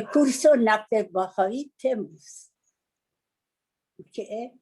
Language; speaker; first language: Portuguese; non-native, learner; Persian